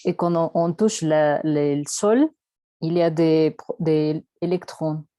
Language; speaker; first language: French; non-native, learner; Spanish